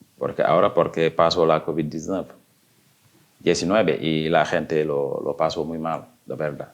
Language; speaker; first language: Spanish; non-native, fluent; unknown